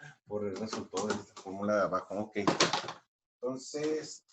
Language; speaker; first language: Spanish; native; Spanish